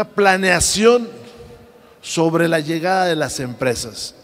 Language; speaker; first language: Spanish; native; Spanish